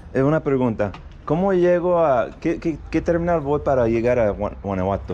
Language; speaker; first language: Spanish; non-native, learner; English